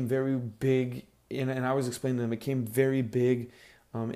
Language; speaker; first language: English; native; English